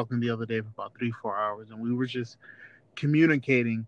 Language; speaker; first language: English; native; English